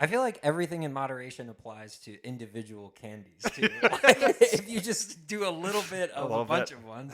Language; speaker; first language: English; native; English